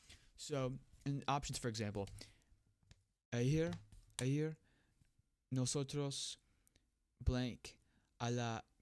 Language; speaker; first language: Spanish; non-native, learner; English